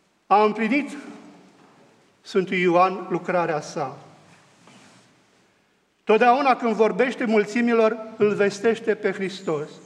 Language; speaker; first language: Romanian; native; Romanian